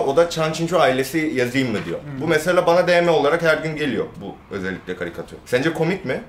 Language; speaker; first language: Turkish; non-native, fluent; Korean